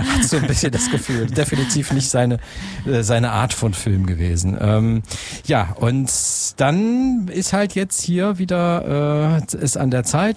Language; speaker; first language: German; native; German